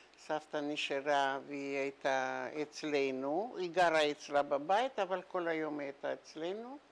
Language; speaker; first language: Hebrew; non-native, fluent; Yiddish